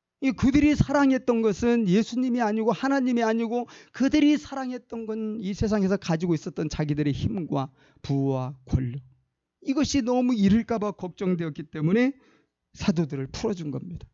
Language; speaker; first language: Korean; native; Korean